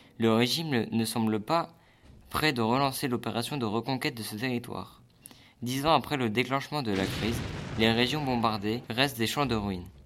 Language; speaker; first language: French; native; French